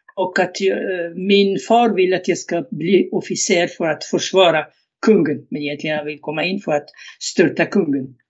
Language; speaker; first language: Swedish; non-native, fluent; Arabic